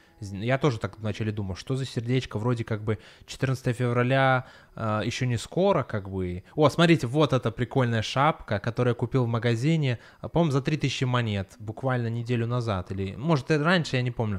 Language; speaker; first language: Russian; native; Russian